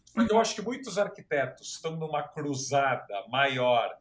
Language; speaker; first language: Portuguese; native; Portuguese